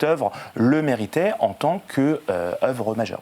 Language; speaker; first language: French; native; French